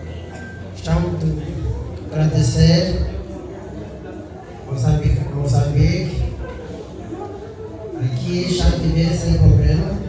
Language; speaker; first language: Portuguese; non-native, learner; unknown